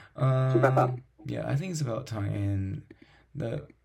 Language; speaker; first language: English; non-native, fluent; Min Nan Chinese